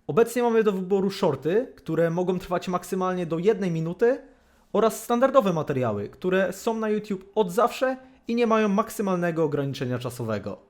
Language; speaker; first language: Polish; native; Polish